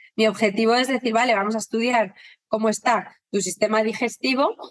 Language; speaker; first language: Spanish; native; Spanish